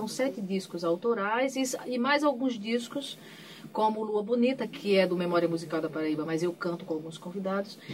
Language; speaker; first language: Portuguese; native; Portuguese